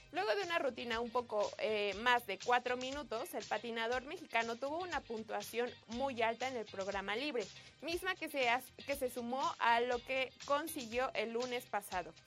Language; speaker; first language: Spanish; native; Spanish